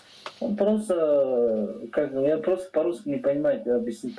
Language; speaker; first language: Russian; non-native, learner; Tajik